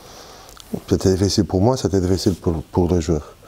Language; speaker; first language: French; non-native, fluent; Portuguese